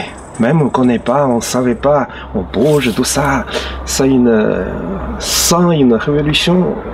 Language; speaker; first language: French; non-native, learner; Chinese